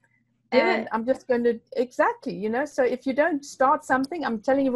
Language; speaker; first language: English; non-native, local second language; Afrikaans